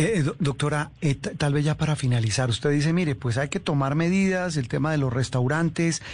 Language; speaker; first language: Spanish; native; Spanish